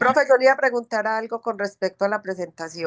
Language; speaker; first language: Spanish; native; Spanish